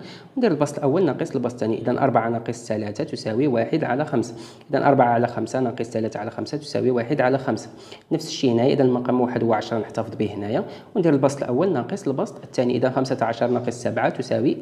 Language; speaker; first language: Arabic; native; Arabic